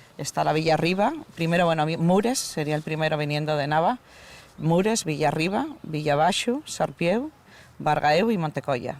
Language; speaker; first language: Asturian; native; Asturian